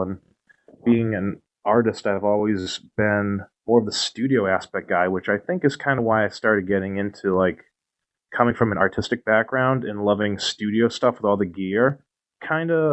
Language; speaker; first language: English; native; English